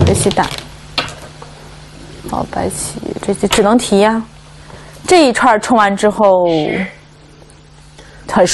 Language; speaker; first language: Chinese; native; Chinese